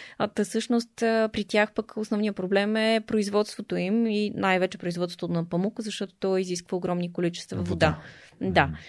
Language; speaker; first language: Bulgarian; native; Bulgarian